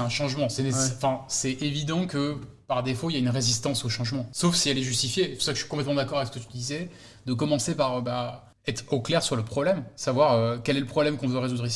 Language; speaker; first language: French; native; French